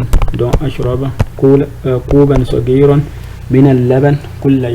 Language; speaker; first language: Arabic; non-native, fluent; French